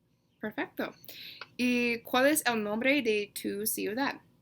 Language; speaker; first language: Spanish; non-native, learner; English